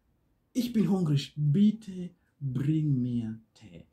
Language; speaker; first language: German; non-native, learner; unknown